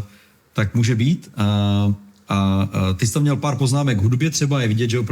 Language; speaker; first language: Czech; native; Czech